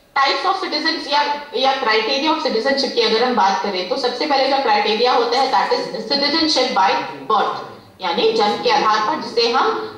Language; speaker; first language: Hindi; native; Hindi